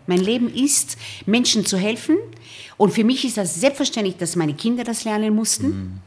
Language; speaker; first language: German; early bilingual, other home language; Romanian